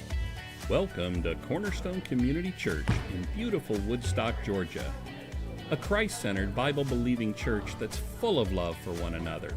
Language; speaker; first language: English; native; English